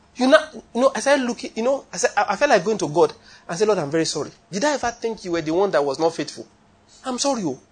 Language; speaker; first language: English; non-native, local second language; Yoruba